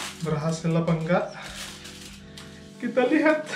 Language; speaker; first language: Indonesian; native; Indonesian